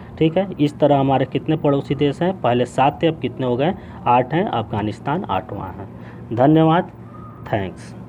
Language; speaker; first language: Hindi; native; Hindi